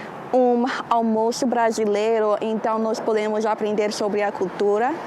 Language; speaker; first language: Portuguese; non-native, learner; English